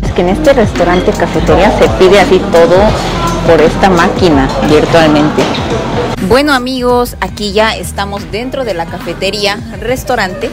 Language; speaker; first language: Spanish; non-native, fluent; Korean